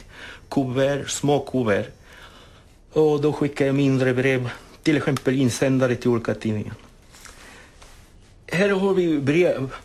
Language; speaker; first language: Swedish; non-native, fluent; Spanish